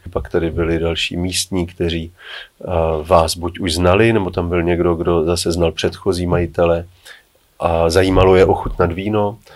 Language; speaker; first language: Czech; native; Czech